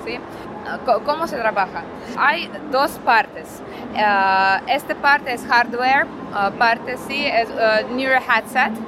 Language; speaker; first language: Spanish; non-native, learner; Russian